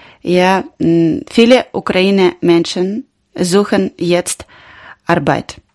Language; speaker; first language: German; non-native, learner; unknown